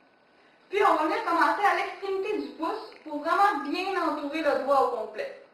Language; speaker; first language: French; native; French